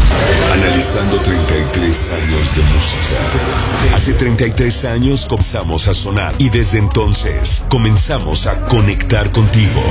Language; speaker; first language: Spanish; native; Spanish